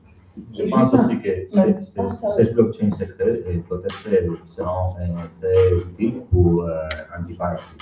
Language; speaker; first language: French; non-native, learner; Spanish